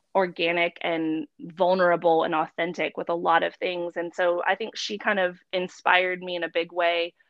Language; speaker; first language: English; native; English